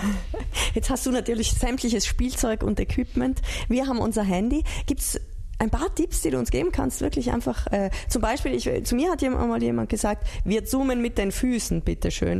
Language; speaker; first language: German; native; German